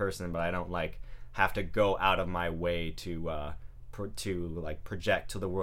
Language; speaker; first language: English; native; English